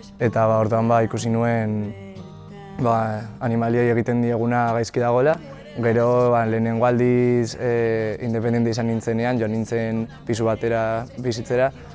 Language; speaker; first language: Basque; non-native, local second language; Spanish